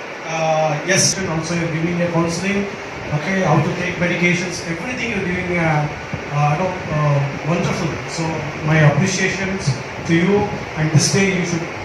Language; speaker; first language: English; non-native, local second language; Tamil